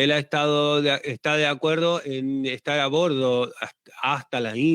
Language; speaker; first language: Spanish; native; Spanish